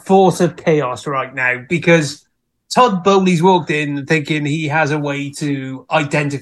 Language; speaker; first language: English; native; English